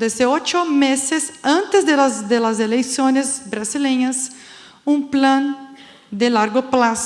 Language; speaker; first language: Spanish; non-native, fluent; Portuguese